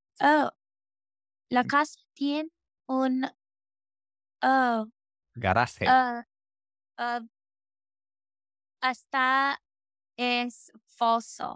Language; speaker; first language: Spanish; non-native, learner; English